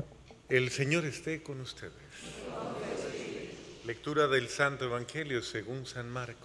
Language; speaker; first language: Spanish; native; Spanish